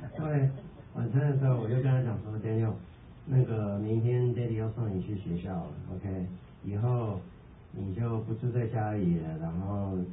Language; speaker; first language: Chinese; early bilingual, heritage; Chinese